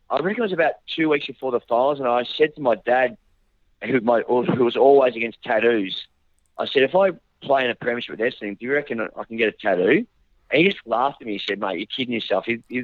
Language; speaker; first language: English; native; English